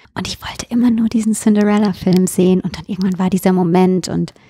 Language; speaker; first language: German; native; German